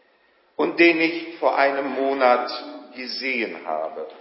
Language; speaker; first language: German; non-native, fluent; Polish